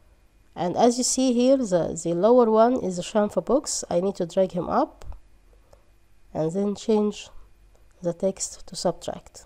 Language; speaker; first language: English; non-native, fluent; Arabic